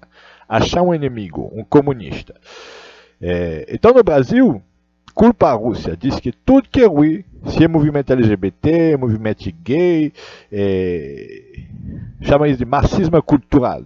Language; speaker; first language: Portuguese; non-native, learner; Russian